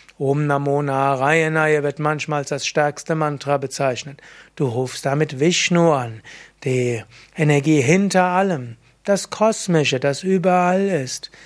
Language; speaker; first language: German; native; German